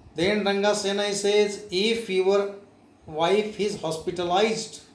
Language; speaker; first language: English; non-native, local second language; Marathi